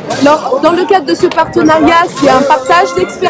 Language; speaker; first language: French; native; French